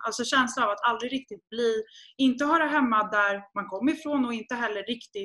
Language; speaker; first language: Swedish; native; Swedish